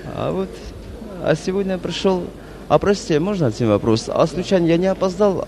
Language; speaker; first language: Russian; non-native, local second language; Armenian